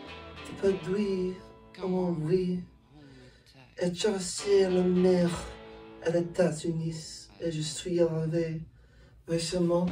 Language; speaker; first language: French; non-native, learner; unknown